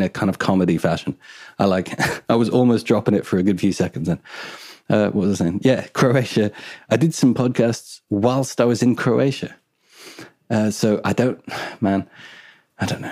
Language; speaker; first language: English; native; English